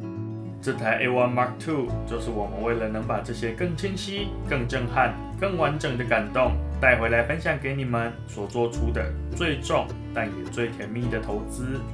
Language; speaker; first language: Chinese; native; Chinese